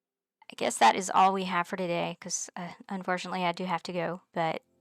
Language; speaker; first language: English; native; English